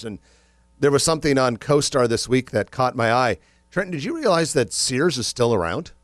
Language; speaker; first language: English; native; English